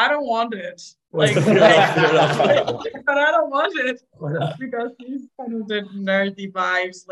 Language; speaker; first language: English; non-native, fluent; Spanish